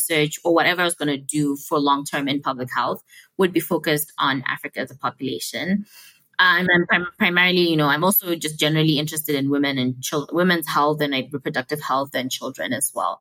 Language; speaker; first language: English; non-native, local second language; Shona